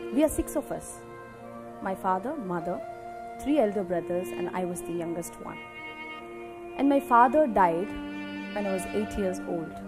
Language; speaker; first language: English; non-native, local second language; Telugu